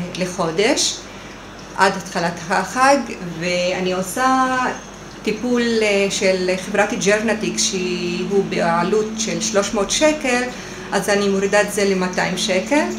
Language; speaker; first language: Hebrew; non-native, local second language; Arabic